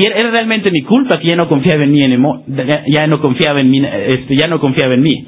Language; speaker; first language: Spanish; early bilingual, heritage; Spanish